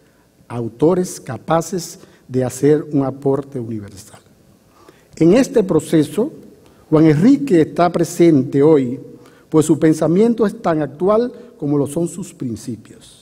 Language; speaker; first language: Spanish; native; Spanish